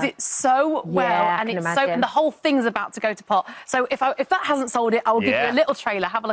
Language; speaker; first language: English; native; English